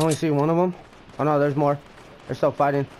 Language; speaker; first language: English; native; English